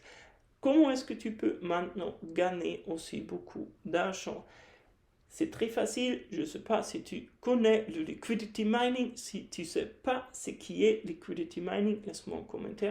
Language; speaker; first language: French; non-native, fluent; German